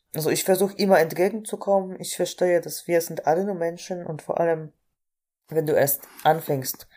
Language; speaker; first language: German; non-native, fluent; Polish